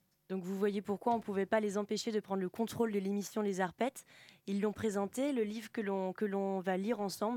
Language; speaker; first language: French; native; French